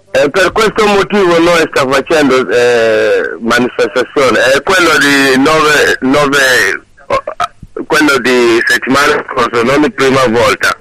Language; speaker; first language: Italian; non-native, learner; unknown